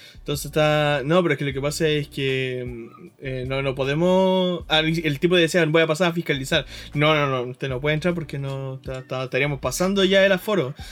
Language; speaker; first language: Spanish; native; Spanish